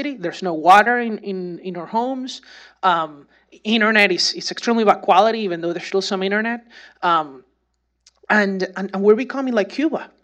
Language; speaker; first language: English; non-native, fluent; Spanish